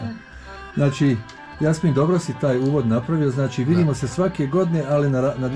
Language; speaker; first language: Croatian; native; Croatian